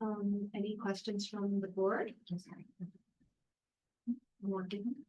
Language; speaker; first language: English; native; English